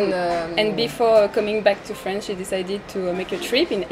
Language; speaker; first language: English; non-native, learner; French